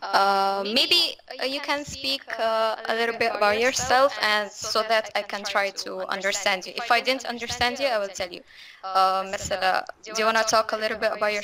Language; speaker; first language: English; non-native, fluent; Arabic